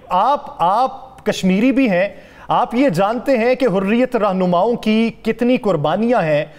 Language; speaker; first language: Urdu; native; Urdu